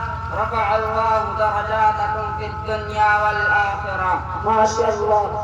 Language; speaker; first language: Arabic; non-native, learner; Urdu